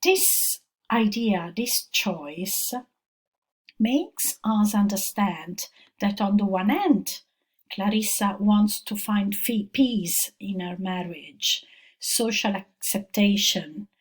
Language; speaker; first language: English; non-native, fluent; Italian